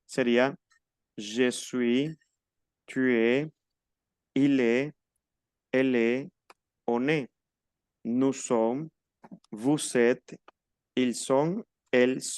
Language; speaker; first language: French; non-native, fluent; Spanish